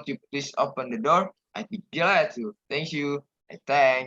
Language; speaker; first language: English; non-native, learner; Indonesian